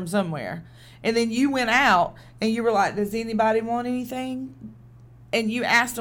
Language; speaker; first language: English; native; English